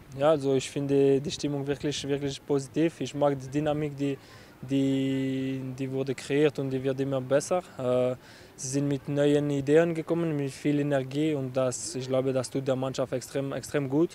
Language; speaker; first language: German; non-native, local second language; French